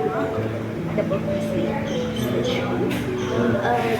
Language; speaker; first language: French; non-native, learner; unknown